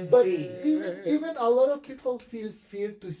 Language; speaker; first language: English; non-native, fluent; Spanish